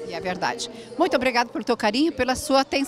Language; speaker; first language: Portuguese; native; Portuguese